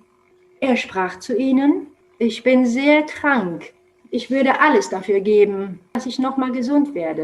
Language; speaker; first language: German; non-native, fluent; Romanian